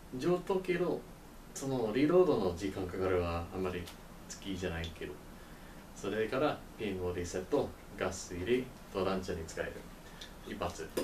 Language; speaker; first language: Japanese; non-native, learner; English